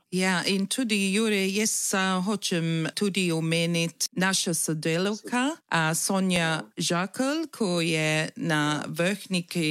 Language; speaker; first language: Slovenian; early bilingual, heritage; English